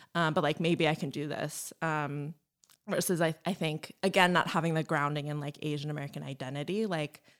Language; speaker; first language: English; native; English